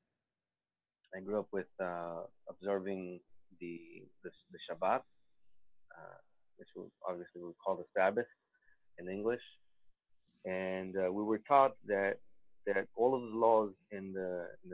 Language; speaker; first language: English; native; English